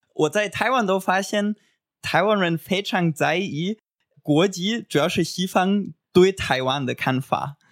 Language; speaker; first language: Chinese; non-native, fluent; German